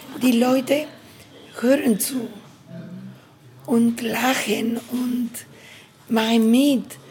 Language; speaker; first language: German; non-native, learner; Spanish